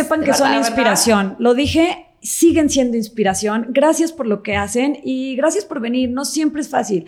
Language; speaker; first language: Spanish; native; Spanish